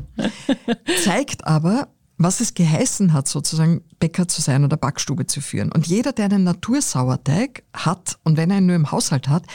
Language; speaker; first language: German; native; German